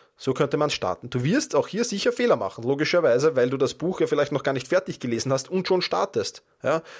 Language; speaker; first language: German; native; German